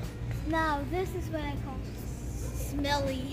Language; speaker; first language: English; native; English